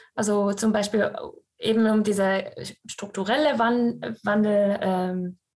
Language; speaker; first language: German; non-native, fluent; English